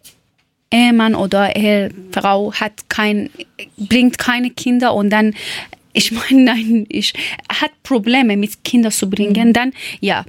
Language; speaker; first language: German; non-native, learner; Persian